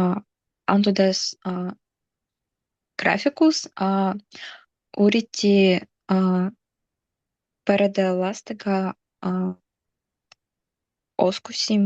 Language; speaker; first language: Estonian; non-native, local second language; Russian